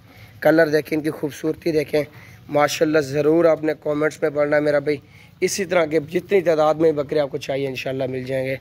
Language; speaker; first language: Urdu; non-native, local second language; Saraiki